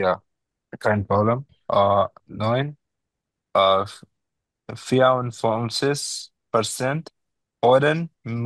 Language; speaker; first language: German; non-native, learner; Bangla